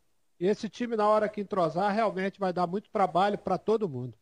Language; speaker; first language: Portuguese; native; Portuguese